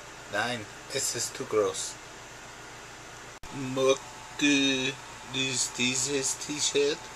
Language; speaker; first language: German; non-native, learner; English